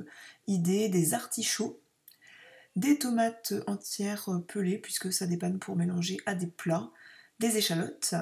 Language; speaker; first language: French; native; French